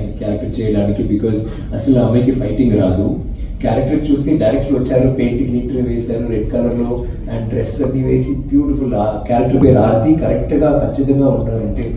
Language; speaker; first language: Telugu; non-native, learner; Tamil